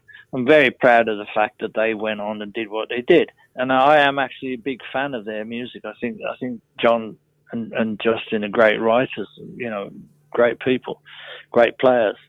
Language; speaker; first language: English; native; English